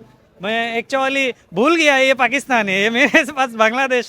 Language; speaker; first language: Hindi; non-native, learner; Bangla